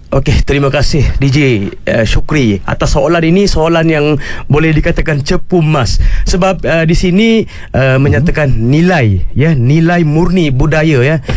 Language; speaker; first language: Malay; non-native, local second language; Tamil